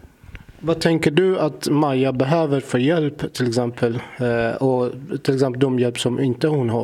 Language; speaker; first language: Swedish; non-native, fluent; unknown